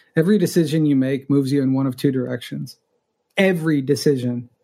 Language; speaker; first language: English; early bilingual, other home language; Spanish